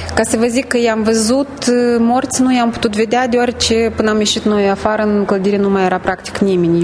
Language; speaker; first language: Romanian; native; Romanian